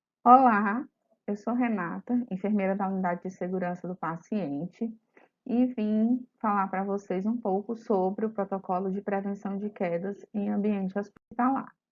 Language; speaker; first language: Portuguese; native; Portuguese